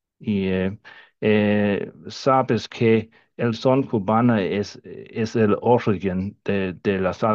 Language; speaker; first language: Spanish; non-native, fluent; Danish